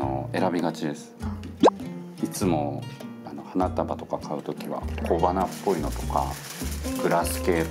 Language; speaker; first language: Japanese; native; Japanese